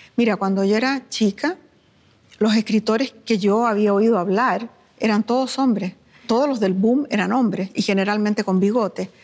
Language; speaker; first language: Spanish; native; Spanish